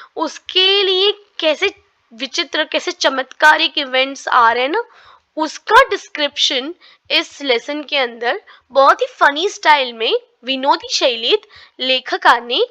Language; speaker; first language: Hindi; non-native, local second language; Marathi